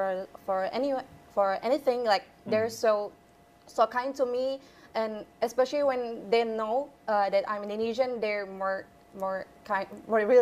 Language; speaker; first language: English; non-native, fluent; Indonesian